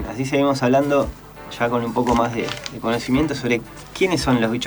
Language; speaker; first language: Spanish; native; Spanish